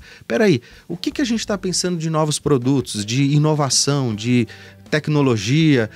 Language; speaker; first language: Portuguese; native; Portuguese